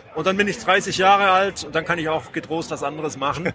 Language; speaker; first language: German; native; German